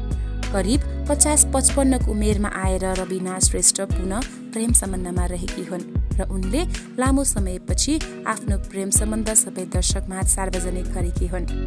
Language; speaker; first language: Nepali; native; Nepali